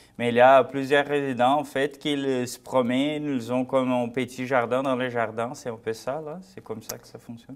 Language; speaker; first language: French; non-native, fluent; Portuguese